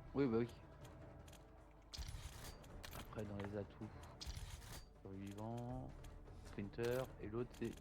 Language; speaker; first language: French; native; French